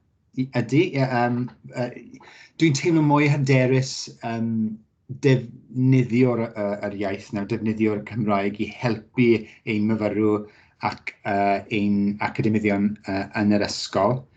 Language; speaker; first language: Welsh; non-native, learner; English